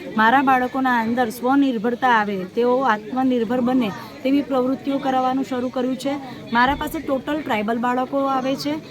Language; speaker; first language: Gujarati; native; Gujarati